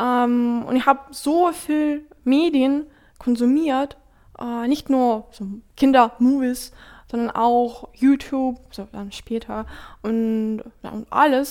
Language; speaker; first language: German; non-native, fluent; Ukrainian